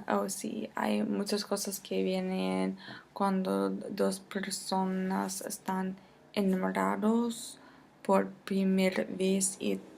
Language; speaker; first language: Spanish; non-native, fluent; English